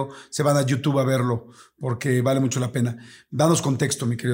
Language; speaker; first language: Spanish; native; Spanish